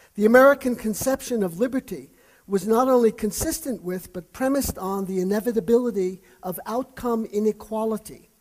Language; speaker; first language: English; native; English